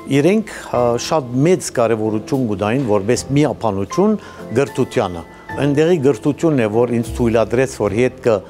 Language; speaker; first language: Armenian; early bilingual, heritage; Armenian